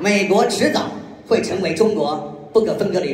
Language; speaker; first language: Chinese; native; Chinese